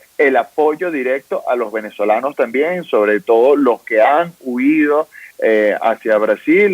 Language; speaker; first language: Spanish; native; Spanish